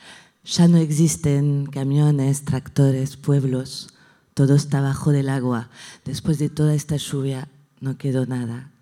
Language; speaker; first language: Spanish; non-native, fluent; French